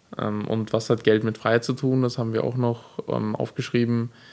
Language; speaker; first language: German; native; German